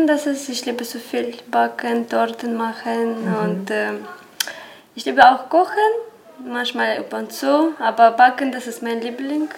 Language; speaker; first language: German; non-native, learner; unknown